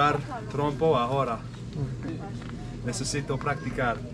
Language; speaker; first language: Spanish; non-native, learner; English